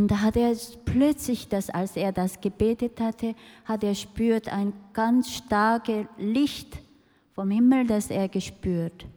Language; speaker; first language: German; non-native, fluent; Korean